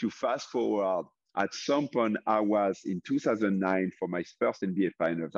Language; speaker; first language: English; non-native, fluent; French